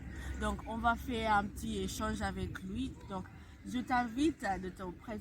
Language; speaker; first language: French; non-native, fluent; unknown